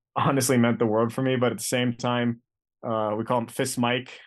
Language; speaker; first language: English; early bilingual, other home language; Greek